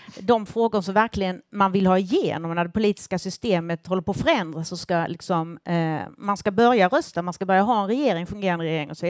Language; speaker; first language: Swedish; native; Swedish